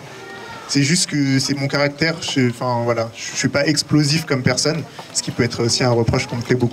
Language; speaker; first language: French; native; French